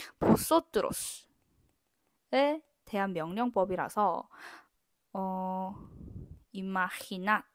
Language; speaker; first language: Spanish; non-native, fluent; Korean